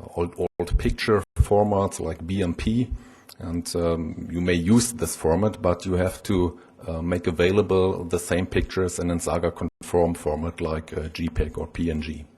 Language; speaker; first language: English; non-native, fluent; German